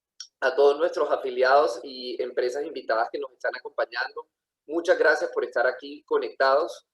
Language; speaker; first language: Spanish; native; Spanish